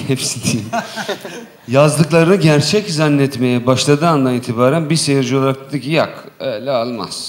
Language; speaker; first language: Turkish; native; Turkish